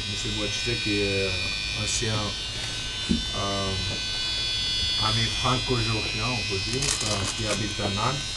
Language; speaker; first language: French; non-native, fluent; Georgian